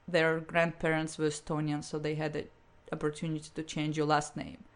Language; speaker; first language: English; non-native, fluent; Russian